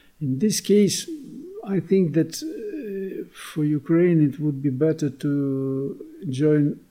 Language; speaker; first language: English; non-native, learner; Ukrainian